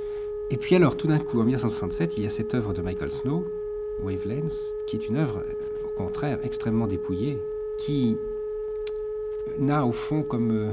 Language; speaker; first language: French; native; French